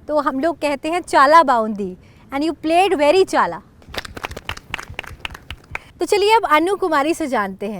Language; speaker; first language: Hindi; native; Hindi